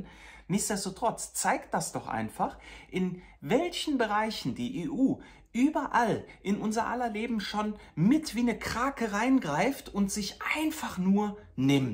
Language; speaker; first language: German; native; German